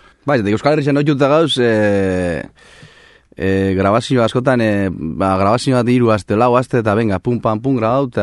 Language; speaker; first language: Basque; native; Basque